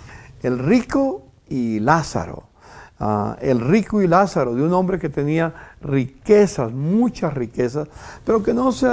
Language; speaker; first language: Spanish; native; Spanish